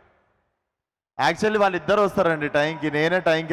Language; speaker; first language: Telugu; native; Telugu